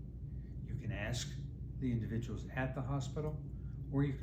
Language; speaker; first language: English; native; English